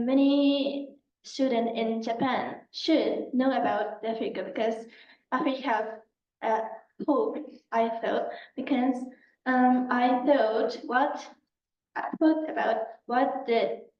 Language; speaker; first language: English; non-native, learner; Japanese